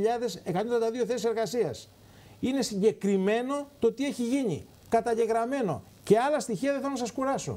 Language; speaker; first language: Greek; native; Greek